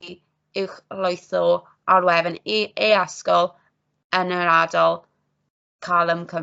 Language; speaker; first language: Welsh; non-native, local second language; English